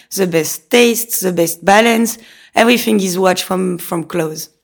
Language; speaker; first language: English; non-native, fluent; French